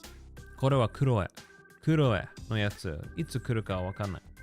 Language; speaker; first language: Japanese; non-native, learner; English